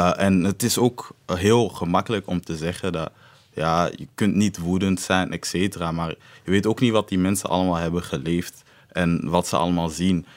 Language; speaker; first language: Dutch; early bilingual, other home language; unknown